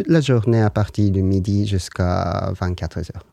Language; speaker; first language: French; non-native, learner; Japanese